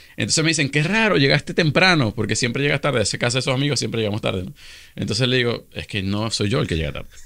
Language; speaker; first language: Spanish; native; Spanish